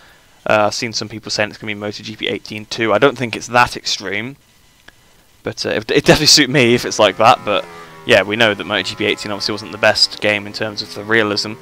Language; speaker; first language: English; native; English